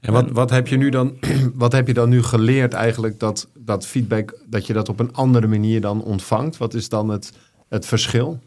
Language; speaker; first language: Dutch; native; Dutch